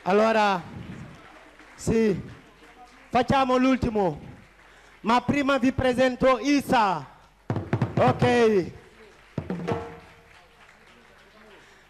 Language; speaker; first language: Italian; non-native, fluent; Wolof